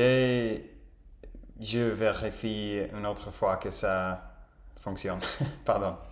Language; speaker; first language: French; non-native, learner; English